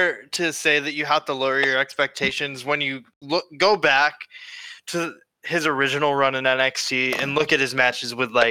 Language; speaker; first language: English; native; English